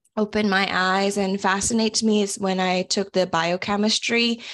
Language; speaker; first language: English; early bilingual, other home language; Indonesian